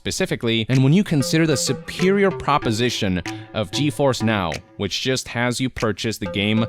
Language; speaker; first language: English; native; English